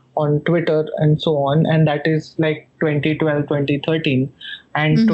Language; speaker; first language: English; non-native, local second language; Hindi